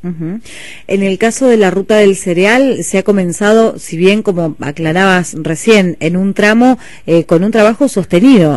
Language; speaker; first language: Spanish; native; Spanish